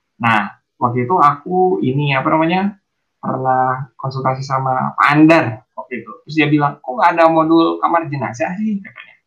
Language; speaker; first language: Indonesian; native; Indonesian